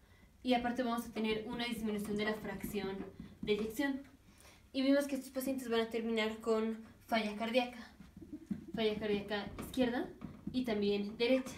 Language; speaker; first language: Spanish; native; Spanish